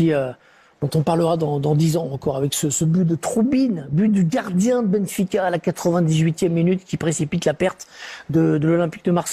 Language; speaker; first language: French; native; French